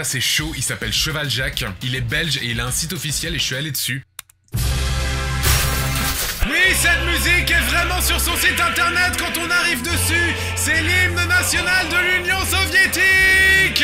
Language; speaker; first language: French; native; French